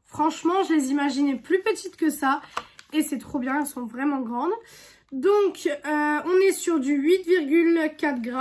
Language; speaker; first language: French; native; French